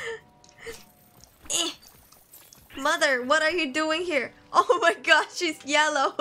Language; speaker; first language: English; non-native, local second language; Min Nan Chinese